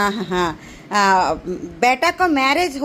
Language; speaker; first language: Hindi; non-native, local second language; Telugu